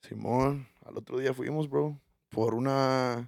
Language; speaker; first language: Spanish; early bilingual, heritage; Spanish